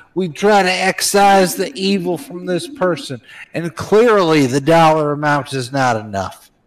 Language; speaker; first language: English; native; English